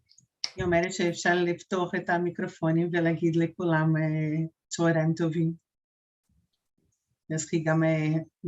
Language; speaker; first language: Hebrew; non-native, fluent; Portuguese